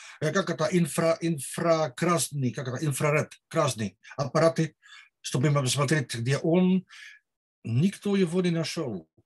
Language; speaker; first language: Russian; non-native, learner; Dutch